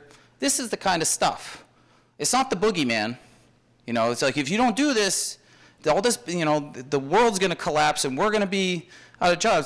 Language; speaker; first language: English; native; English